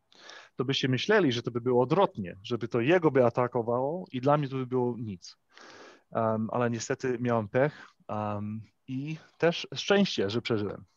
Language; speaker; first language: Polish; early bilingual, heritage; English